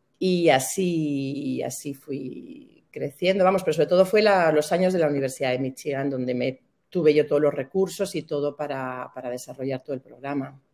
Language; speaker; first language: Spanish; native; Spanish